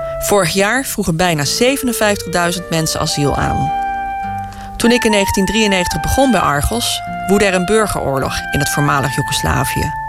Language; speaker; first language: Dutch; native; Dutch